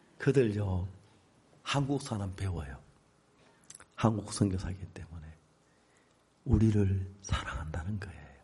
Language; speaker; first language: Korean; native; Korean